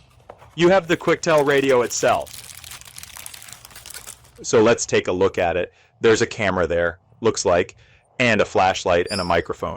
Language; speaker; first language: English; native; English